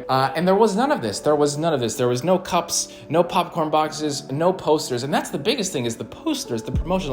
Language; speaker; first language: English; native; English